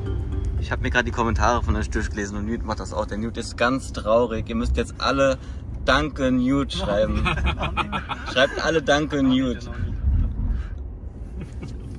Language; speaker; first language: German; native; German